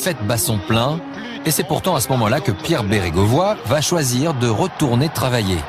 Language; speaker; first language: French; native; French